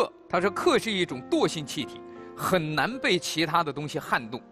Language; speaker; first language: Chinese; native; Chinese